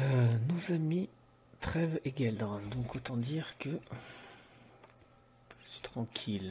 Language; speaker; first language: French; native; French